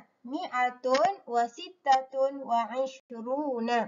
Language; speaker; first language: Arabic; non-native, learner; Malay